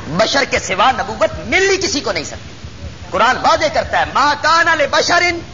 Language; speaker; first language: Urdu; non-native, local second language; Punjabi